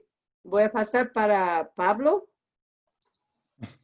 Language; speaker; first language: Spanish; non-native, learner; English